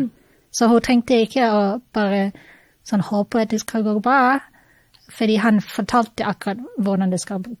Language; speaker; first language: Norwegian; non-native, fluent; English